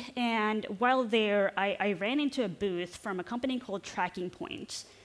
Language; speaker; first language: English; non-native, fluent; Norwegian